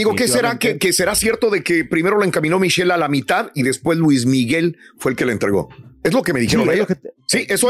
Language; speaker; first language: Spanish; native; Spanish